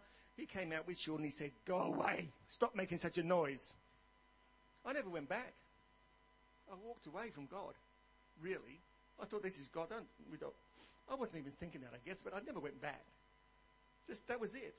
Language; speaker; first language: English; native; English